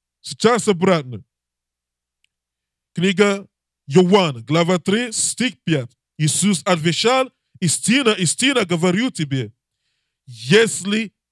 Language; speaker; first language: Russian; non-native, learner; English